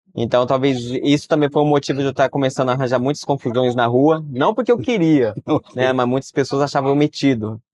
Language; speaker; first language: Portuguese; early bilingual, heritage; Portuguese